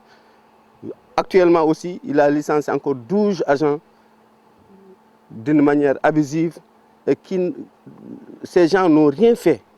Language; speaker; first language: French; non-native, local second language; Fula